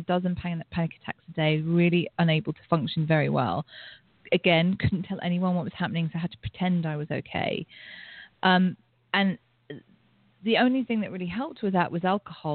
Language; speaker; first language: English; native; English